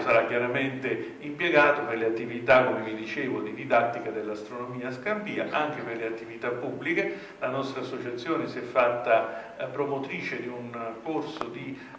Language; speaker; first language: Italian; native; Italian